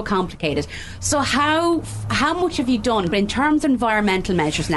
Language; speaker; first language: English; native; English